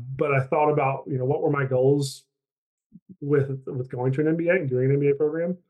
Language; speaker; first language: English; native; English